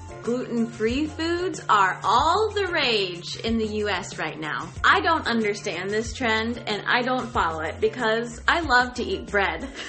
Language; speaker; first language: English; native; English